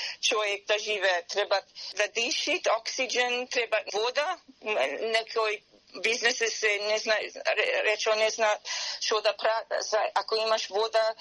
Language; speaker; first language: Macedonian; early bilingual, heritage; Macedonian